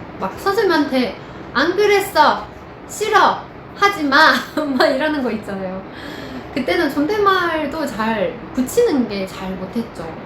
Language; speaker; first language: Korean; non-native, fluent; Chinese